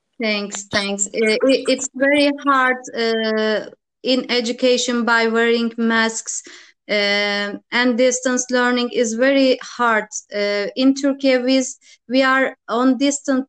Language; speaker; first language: English; non-native, learner; Turkish